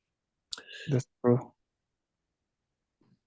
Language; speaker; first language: English; non-native, learner; Indonesian